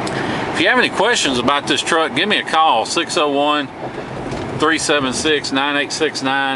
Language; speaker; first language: English; native; English